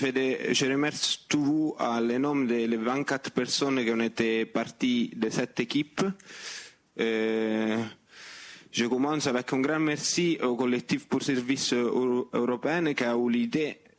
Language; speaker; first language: French; non-native, fluent; Italian